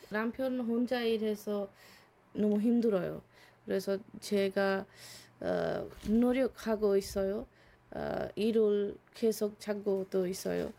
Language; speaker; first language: Korean; non-native, learner; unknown